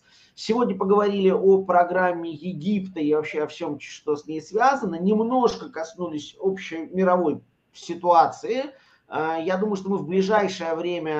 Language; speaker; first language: Russian; native; Russian